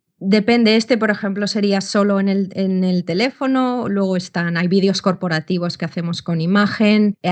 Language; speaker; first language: Spanish; native; Spanish